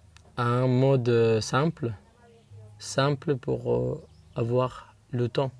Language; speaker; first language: French; non-native, fluent; Spanish